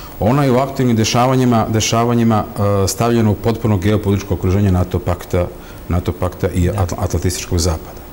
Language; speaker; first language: Serbian; native; Serbian